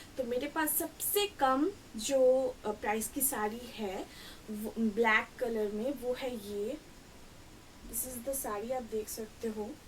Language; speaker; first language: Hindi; non-native, local second language; Bangla